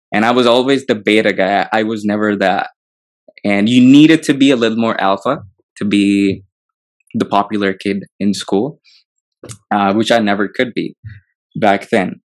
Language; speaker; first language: English; non-native, local second language; Telugu